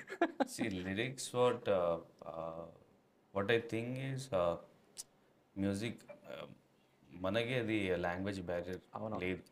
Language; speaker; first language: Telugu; non-native, local second language; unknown